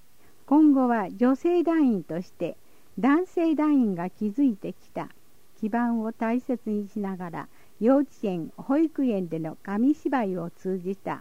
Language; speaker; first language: Japanese; native; Japanese